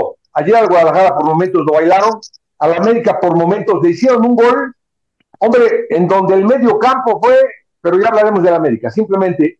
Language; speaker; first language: Spanish; native; Spanish